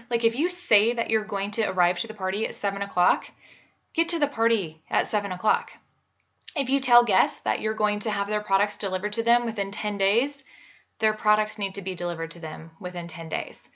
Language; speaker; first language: English; native; English